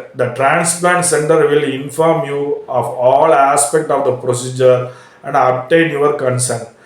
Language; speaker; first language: English; non-native, local second language; Tamil